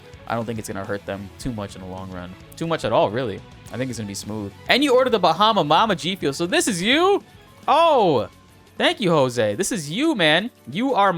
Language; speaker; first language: English; native; English